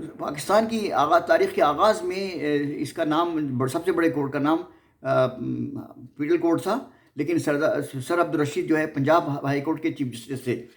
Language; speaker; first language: Urdu; native; Urdu